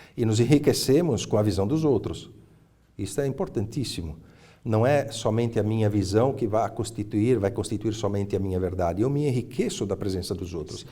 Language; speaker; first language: Portuguese; early bilingual, other home language; Italian